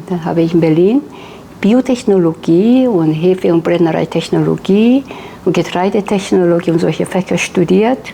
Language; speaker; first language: German; non-native, fluent; Korean